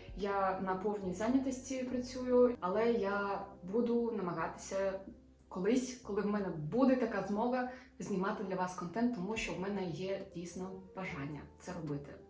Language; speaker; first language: Ukrainian; non-native, local second language; Russian